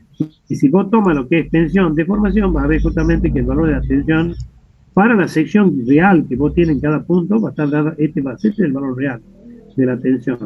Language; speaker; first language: Spanish; native; Spanish